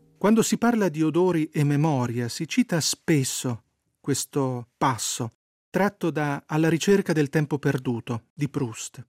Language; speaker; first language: Italian; native; Italian